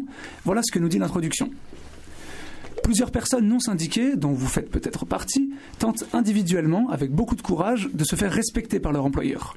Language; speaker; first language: French; native; French